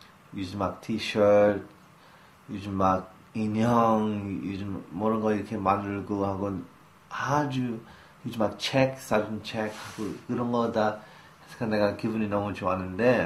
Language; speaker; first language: Korean; early bilingual, heritage; English